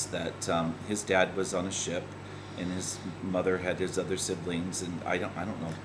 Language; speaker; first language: English; native; English